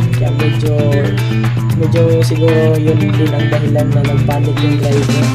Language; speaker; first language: Filipino; non-native, local second language; Cebuano